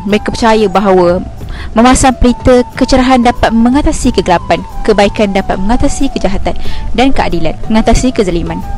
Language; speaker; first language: Malay; native; Malay